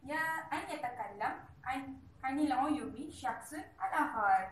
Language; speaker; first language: Arabic; non-native, learner; Malay